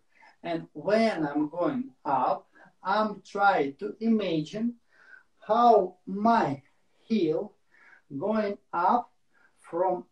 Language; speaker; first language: English; non-native, learner; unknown